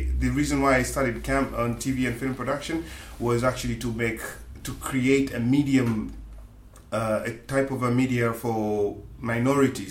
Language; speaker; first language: English; non-native, local second language; Swahili